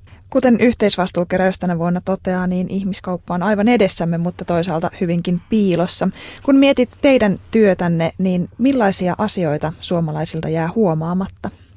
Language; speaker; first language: Finnish; native; Finnish